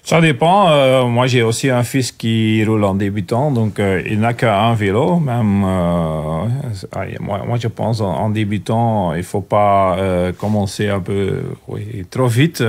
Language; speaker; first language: French; non-native, local second language; Dutch